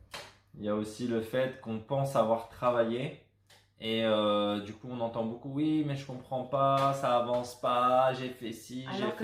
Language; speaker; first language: French; native; French